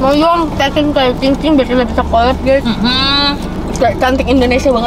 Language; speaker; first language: Indonesian; native; Indonesian